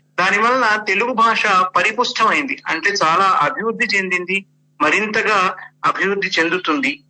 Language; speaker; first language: Telugu; native; Telugu